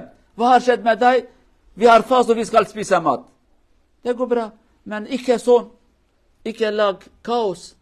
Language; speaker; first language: Norwegian; non-native, learner; Kurdish